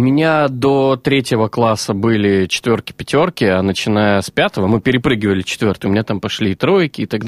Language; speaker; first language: Russian; native; Russian